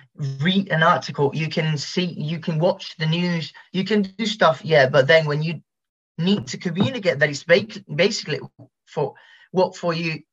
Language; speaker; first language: English; non-native, fluent; Spanish